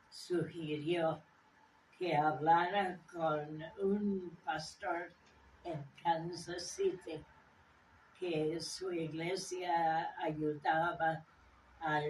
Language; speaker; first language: Spanish; non-native, fluent; English